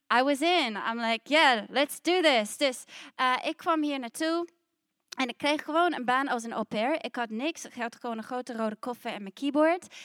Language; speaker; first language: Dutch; non-native, fluent; English